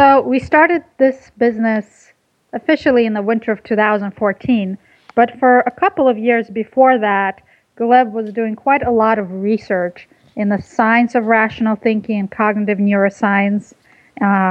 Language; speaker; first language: English; early bilingual, other home language; Russian